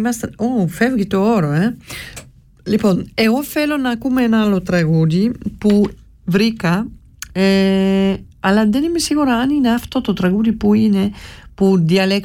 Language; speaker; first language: Greek; early bilingual, heritage; Greek